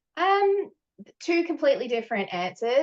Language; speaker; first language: English; native; English